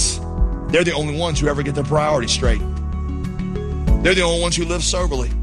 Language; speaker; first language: English; native; English